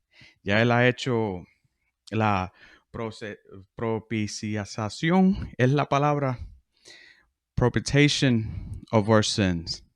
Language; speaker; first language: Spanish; early bilingual, heritage; Spanish